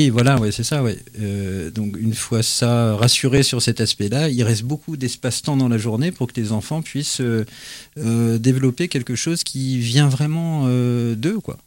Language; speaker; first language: French; native; French